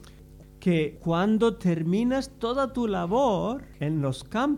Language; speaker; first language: Spanish; native; Spanish